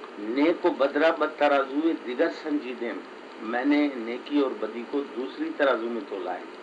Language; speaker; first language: Urdu; native; Urdu